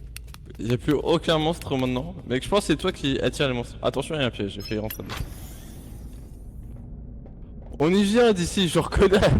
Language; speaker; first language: French; native; French